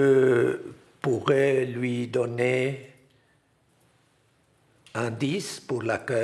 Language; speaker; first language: French; early bilingual, heritage; Spanish